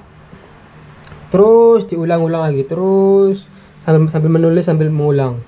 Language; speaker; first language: Indonesian; non-native, local second language; Javanese